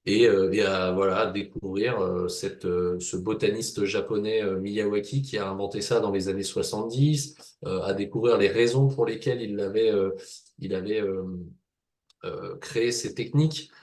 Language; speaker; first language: French; native; French